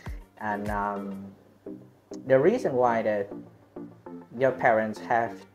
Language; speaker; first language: English; non-native, learner; Vietnamese